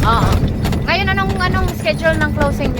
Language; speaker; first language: Filipino; native; Filipino